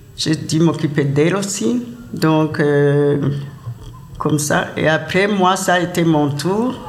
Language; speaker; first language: French; non-native, local second language; Rundi